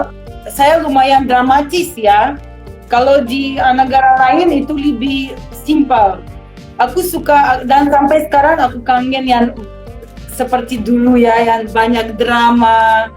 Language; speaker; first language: Indonesian; non-native, fluent; Russian